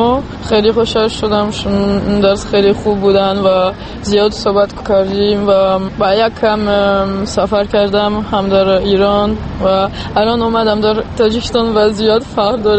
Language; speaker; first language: Persian; non-native, fluent; French